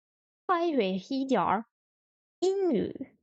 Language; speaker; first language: Chinese; non-native, learner; French